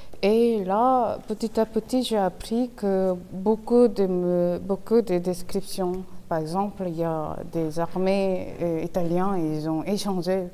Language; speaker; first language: French; non-native, fluent; Korean